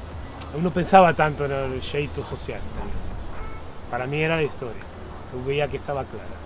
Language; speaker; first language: Portuguese; non-native, fluent; Spanish